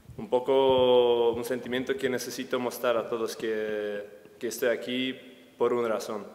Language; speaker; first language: Spanish; non-native, fluent; Polish